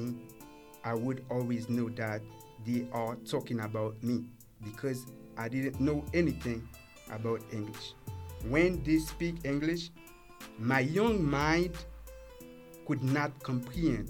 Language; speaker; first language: English; non-native, learner; Haitian Creole